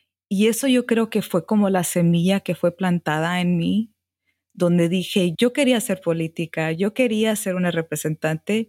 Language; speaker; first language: Spanish; early bilingual, heritage; Spanish